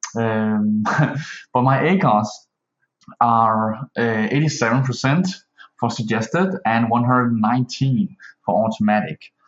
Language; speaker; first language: English; non-native, fluent; Danish